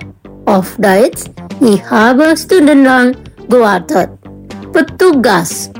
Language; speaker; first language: German; non-native, learner; Indonesian